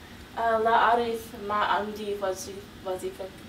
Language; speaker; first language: Arabic; non-native, learner; English